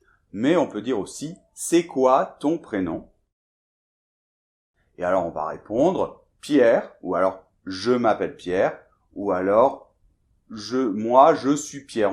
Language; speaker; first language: French; native; French